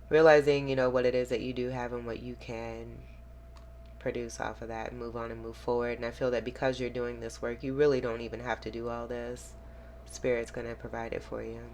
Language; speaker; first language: English; native; English